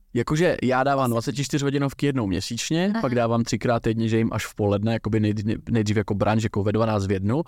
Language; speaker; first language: Czech; native; Czech